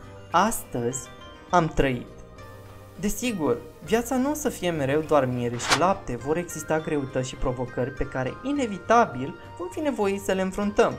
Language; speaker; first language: Romanian; native; Romanian